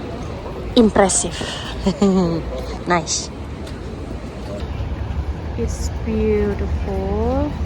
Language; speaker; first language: English; non-native, fluent; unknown